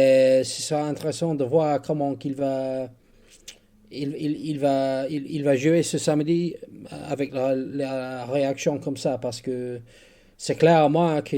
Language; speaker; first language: French; non-native, fluent; English